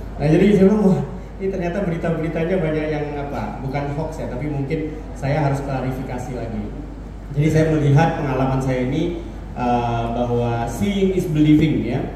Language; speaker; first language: Indonesian; native; Indonesian